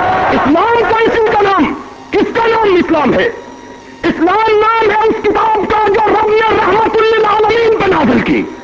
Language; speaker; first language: Urdu; non-native, local second language; Punjabi